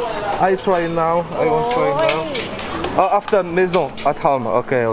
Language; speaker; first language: English; non-native, learner; French